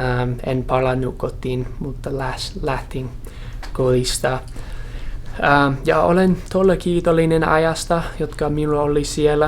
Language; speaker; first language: Finnish; non-native, fluent; English